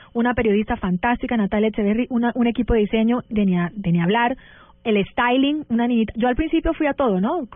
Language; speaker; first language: Spanish; early bilingual, heritage; Spanish